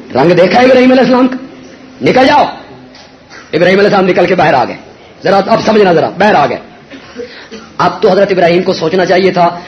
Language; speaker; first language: Urdu; non-native, local second language; Punjabi